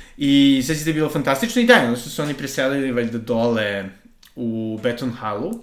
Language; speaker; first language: Serbian; native; Serbian